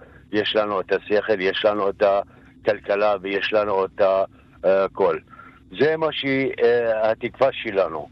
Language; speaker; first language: Hebrew; non-native, local second language; Arabic